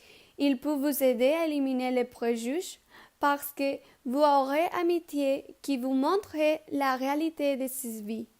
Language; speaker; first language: French; non-native, learner; Spanish